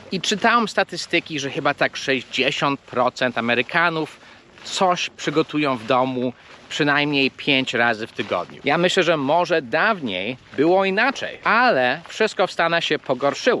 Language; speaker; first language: Polish; early bilingual, heritage; Polish